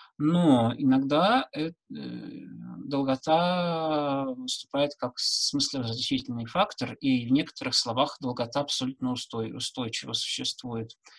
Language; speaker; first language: Russian; native; Russian